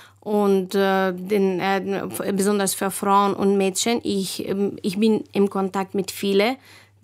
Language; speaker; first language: German; non-native, learner; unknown